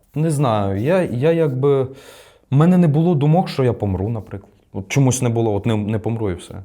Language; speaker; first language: Ukrainian; non-native, local second language; Russian